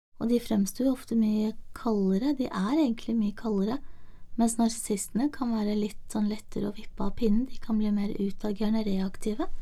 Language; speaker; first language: Norwegian; native; Norwegian